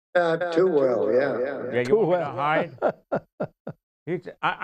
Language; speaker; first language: English; native; English